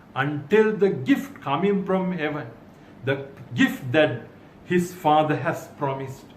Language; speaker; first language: English; non-native, local second language; Sinhala